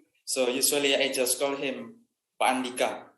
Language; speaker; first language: English; non-native, fluent; Indonesian